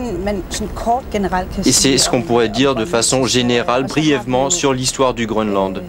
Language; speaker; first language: French; non-native, fluent; Kalaallisut